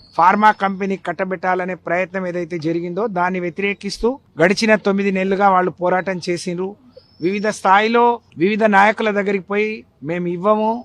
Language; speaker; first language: Telugu; non-native, local second language; Lambadi